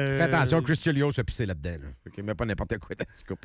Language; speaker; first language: French; native; French